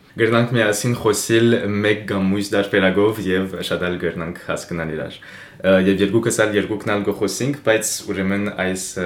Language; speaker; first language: Armenian; early bilingual, heritage; Armenian